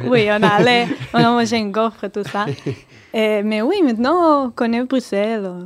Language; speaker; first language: French; early bilingual, heritage; Hebrew